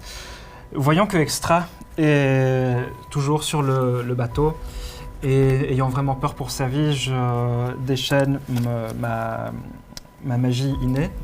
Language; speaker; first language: French; native; French